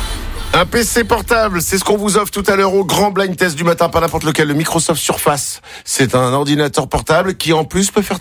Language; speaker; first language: French; native; French